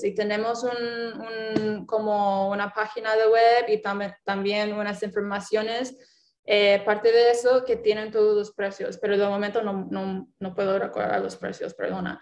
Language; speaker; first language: Spanish; non-native, fluent; English